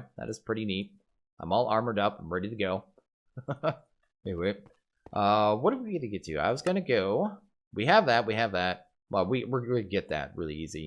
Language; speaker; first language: English; native; English